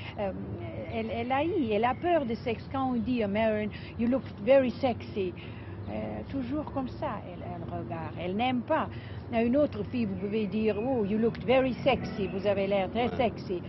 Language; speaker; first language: French; non-native, fluent; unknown